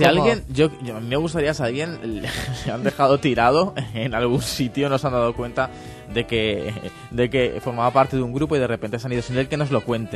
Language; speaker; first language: Spanish; native; Spanish